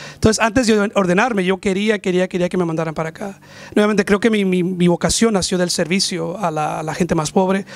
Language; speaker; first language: Spanish; early bilingual, heritage; Spanish